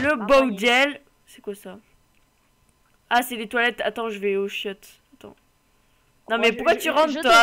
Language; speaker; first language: French; native; French